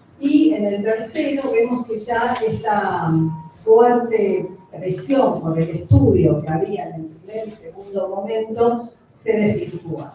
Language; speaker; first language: Spanish; native; Spanish